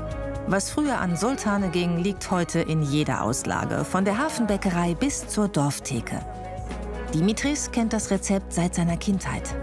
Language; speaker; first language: German; native; German